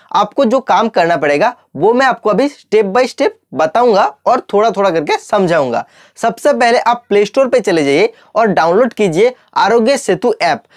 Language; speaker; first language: Hindi; non-native, local second language; Bangla